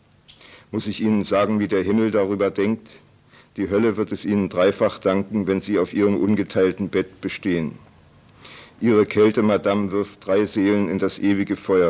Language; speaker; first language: German; native; German